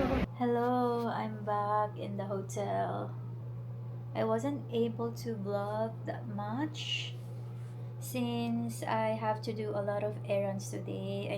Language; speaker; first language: English; non-native, local second language; Filipino